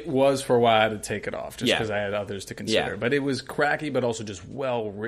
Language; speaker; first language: English; native; English